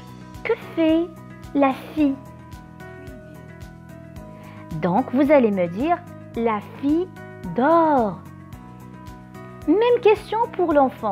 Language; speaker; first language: French; non-native, local second language; Arabic